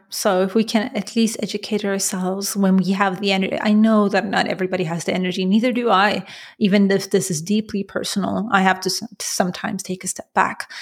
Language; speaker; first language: English; non-native, fluent; Persian